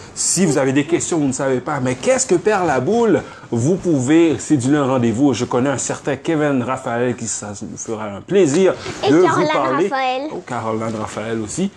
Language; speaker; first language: French; native; French